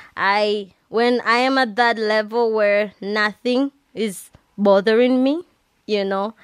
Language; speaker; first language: English; non-native, local second language; Swahili